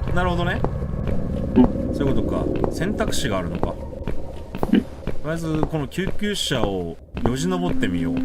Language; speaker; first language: Japanese; native; Japanese